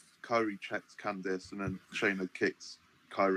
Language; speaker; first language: English; native; English